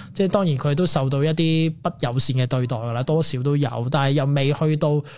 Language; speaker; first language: Cantonese; native; Cantonese